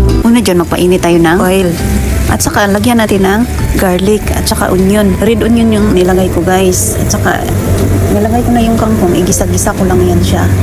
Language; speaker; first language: Filipino; non-native, local second language; Cebuano